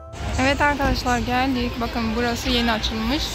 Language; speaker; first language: Turkish; early bilingual, other home language; Arabic